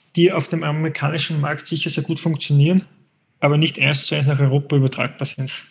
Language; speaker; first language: German; native; German